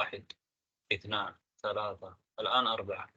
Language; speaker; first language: Arabic; non-native, fluent; Tamil